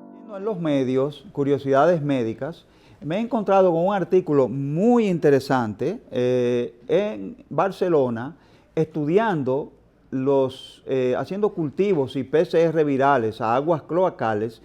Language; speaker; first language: Spanish; native; Spanish